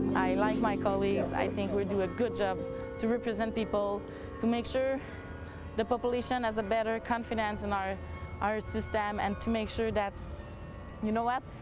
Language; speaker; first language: English; non-native, fluent; French